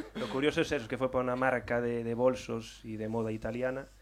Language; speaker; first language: Spanish; native; Spanish